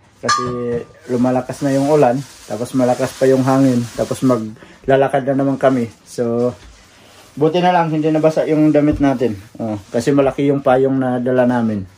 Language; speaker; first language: Filipino; non-native, local second language; Cebuano